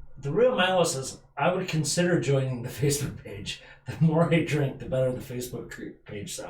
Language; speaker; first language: English; native; English